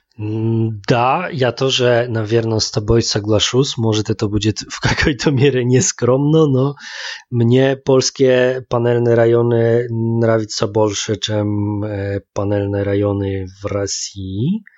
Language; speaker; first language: Polish; non-native, learner; Russian